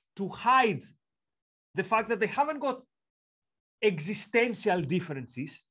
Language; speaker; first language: English; non-native, fluent; Greek